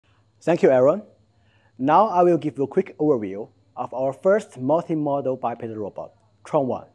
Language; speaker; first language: English; non-native, fluent; Chinese